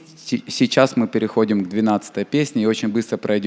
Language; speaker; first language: Russian; native; Russian